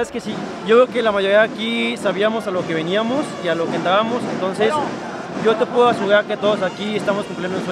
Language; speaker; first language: Spanish; native; Spanish